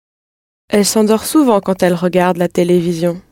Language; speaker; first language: French; non-native, learner; English